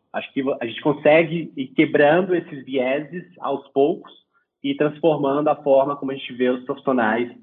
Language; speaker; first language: Portuguese; native; Portuguese